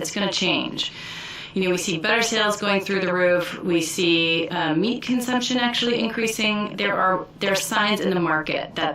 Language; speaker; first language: English; native; English